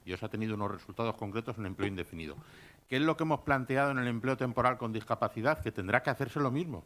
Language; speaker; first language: Spanish; native; Spanish